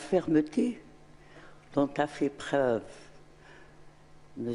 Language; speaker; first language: French; non-native, local second language; Arabic